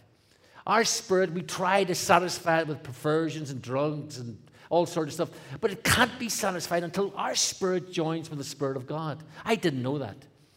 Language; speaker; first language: English; native; English